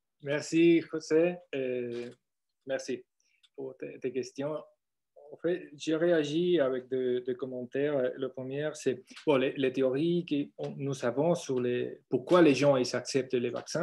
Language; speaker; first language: French; non-native, fluent; Spanish